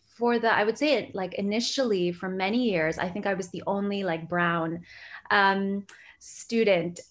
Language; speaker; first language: English; early bilingual, other home language; Gujarati